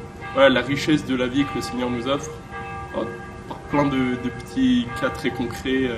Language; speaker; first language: French; native; French